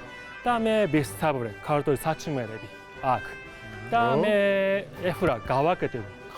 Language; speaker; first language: Georgian; non-native, learner; Japanese